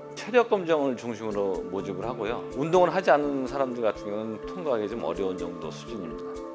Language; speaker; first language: Korean; native; Korean